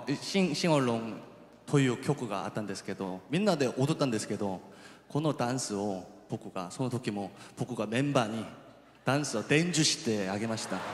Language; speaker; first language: Japanese; non-native, fluent; Korean